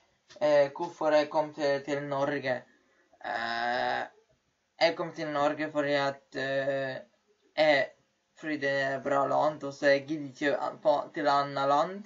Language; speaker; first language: Norwegian; early bilingual, other home language; Polish